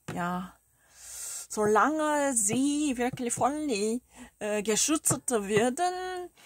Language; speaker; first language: German; non-native, learner; Korean